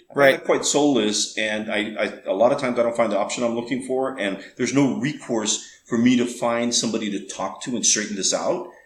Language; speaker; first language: English; early bilingual, other home language; Spanish